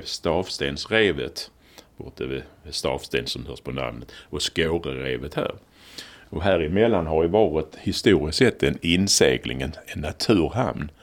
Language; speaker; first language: Swedish; native; Swedish